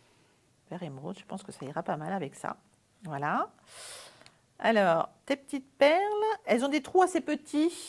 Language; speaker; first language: French; native; French